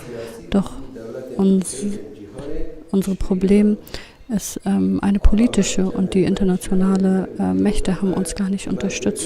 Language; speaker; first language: German; non-native, fluent; Kurdish